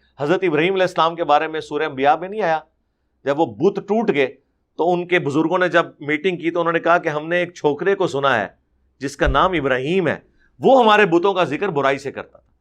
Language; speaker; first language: Urdu; non-native, local second language; Punjabi